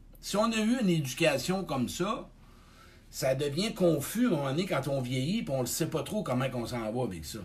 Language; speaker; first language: French; native; French